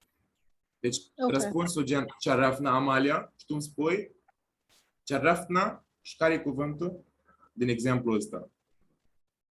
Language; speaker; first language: Romanian; non-native, fluent; Arabic